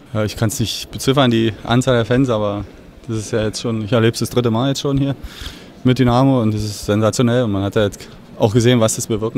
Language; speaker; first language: German; native; German